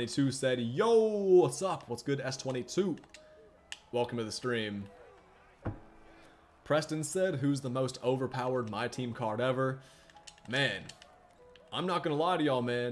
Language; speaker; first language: English; native; English